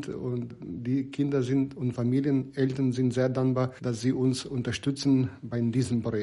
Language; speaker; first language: German; non-native, fluent; Ukrainian